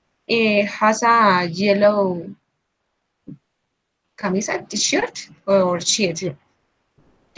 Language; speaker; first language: English; non-native, learner; Spanish